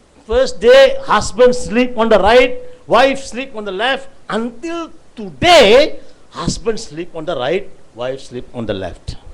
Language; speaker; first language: English; non-native, local second language; Tamil